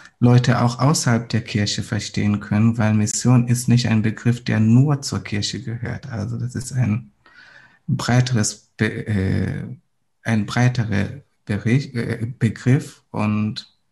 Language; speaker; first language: German; non-native, fluent; Swahili